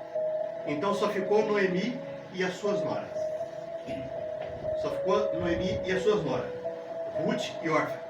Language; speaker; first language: Portuguese; native; Portuguese